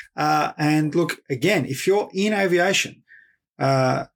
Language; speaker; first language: English; native; English